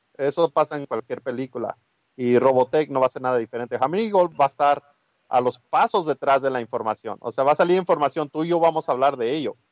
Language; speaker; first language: Spanish; early bilingual, heritage; Spanish